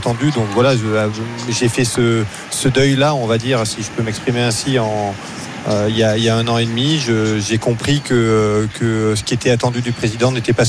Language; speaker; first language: French; native; French